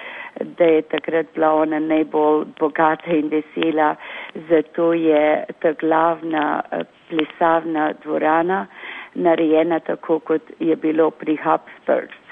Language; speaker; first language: Slovenian; early bilingual, heritage; Slovenian